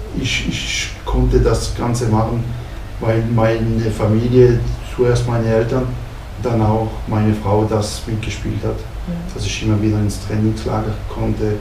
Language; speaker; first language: German; non-native, fluent; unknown